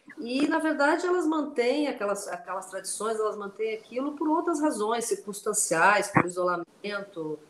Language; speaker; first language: Portuguese; non-native, local second language; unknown